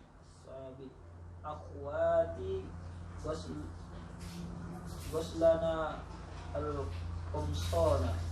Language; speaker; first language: Arabic; non-native, learner; Indonesian